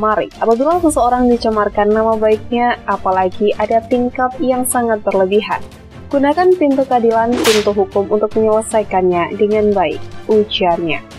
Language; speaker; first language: Indonesian; native; Indonesian